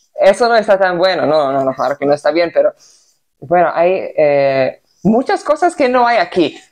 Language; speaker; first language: Spanish; non-native, fluent; Serbian